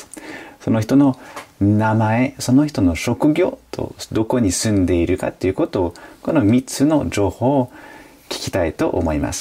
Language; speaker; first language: Japanese; non-native, fluent; French